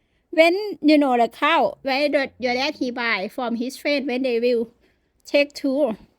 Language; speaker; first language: English; non-native, learner; Lao